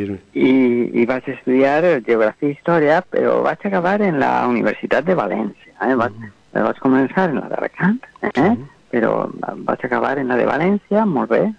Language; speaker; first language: Catalan; non-native, local second language; Spanish